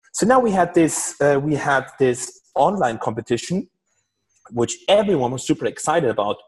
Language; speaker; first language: English; non-native, fluent; German